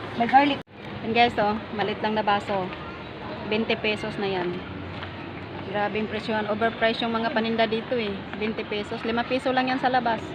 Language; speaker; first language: Filipino; native; Filipino